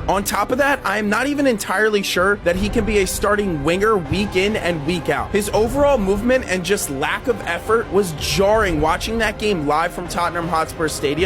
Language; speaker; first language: English; native; English